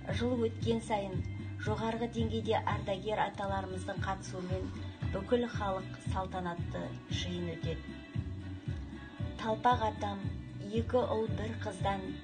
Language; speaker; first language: Kazakh; native; Kazakh